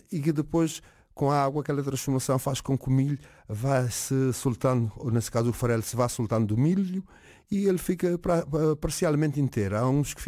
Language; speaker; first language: Portuguese; non-native, local second language; Kabuverdianu